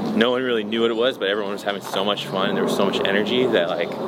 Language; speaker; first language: English; native; English